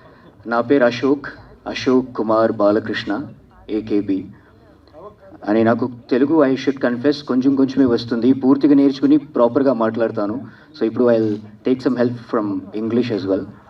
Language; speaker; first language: Telugu; non-native, learner; Tamil